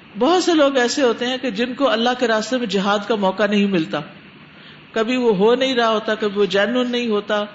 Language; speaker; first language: Urdu; native; Urdu